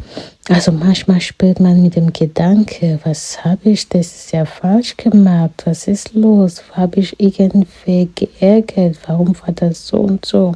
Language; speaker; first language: German; non-native, fluent; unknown